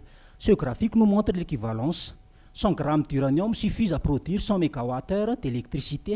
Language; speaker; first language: French; non-native, local second language; Malagasy